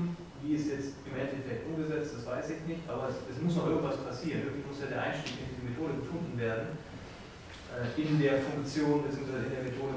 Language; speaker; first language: German; native; German